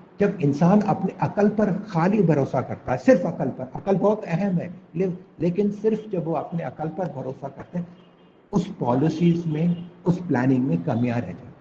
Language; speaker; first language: Urdu; non-native, local second language; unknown